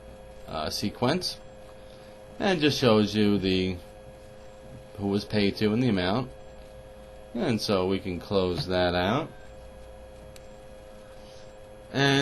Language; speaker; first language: English; native; English